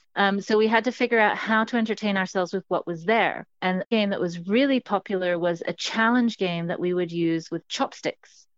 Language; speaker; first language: English; non-native, local second language; Cantonese